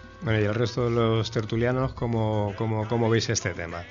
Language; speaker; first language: Spanish; native; Spanish